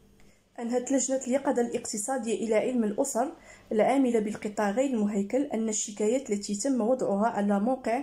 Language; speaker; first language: Arabic; native; Arabic